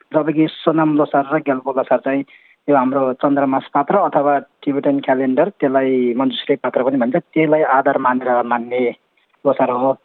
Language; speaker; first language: Nepali; non-native, local second language; Sherpa